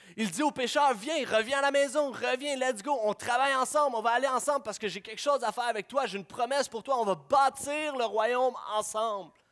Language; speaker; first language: French; native; French